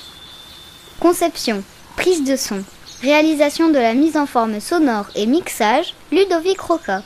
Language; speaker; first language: French; native; French